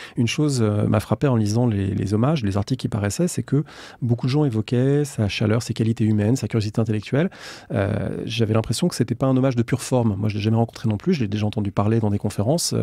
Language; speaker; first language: French; native; French